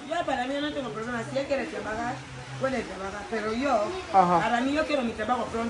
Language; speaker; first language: Spanish; non-native, local second language; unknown